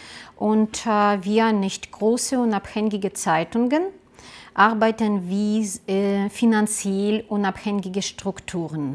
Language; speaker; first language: German; non-native, learner; Russian